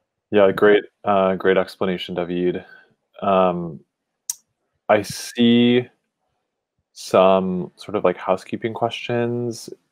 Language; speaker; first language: English; native; English